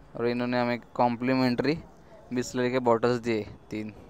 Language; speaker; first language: Hindi; non-native, local second language; Marathi